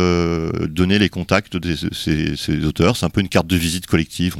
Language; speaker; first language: French; native; French